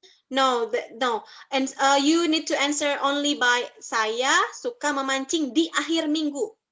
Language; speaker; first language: English; non-native, fluent; Indonesian